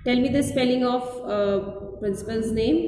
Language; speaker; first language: English; non-native, local second language; Hindi